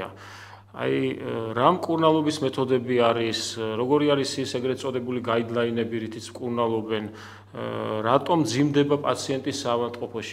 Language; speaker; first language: Georgian; native; Georgian